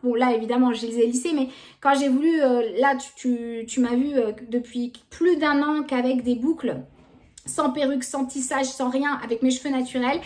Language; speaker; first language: French; native; French